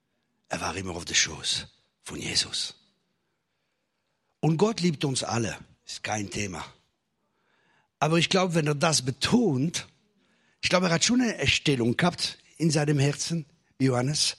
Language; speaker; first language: German; non-native, fluent; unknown